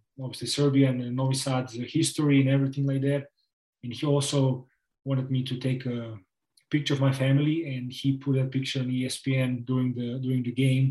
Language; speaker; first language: English; non-native, fluent; Serbian